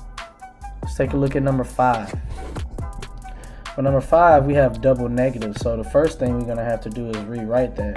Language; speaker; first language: English; native; English